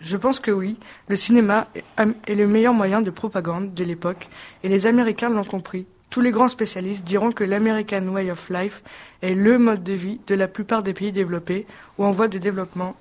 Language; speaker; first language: French; native; French